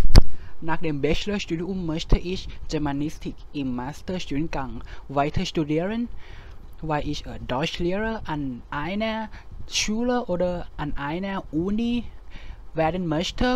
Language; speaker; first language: German; non-native, fluent; Thai